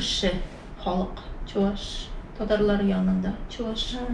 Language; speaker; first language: Turkish; non-native, learner; Tatar